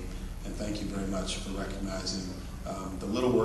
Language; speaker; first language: English; native; English